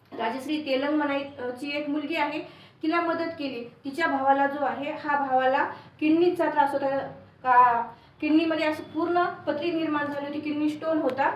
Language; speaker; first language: Marathi; native; Marathi